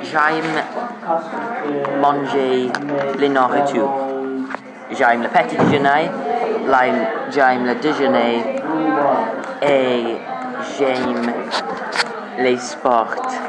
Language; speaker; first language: French; non-native, learner; English